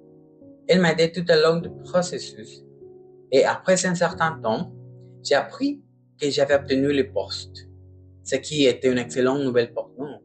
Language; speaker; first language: French; non-native, learner; Spanish